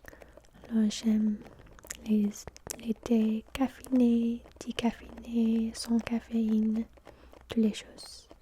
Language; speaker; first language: French; non-native, fluent; English